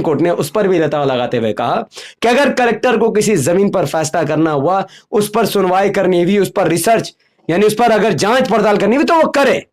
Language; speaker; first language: Hindi; native; Hindi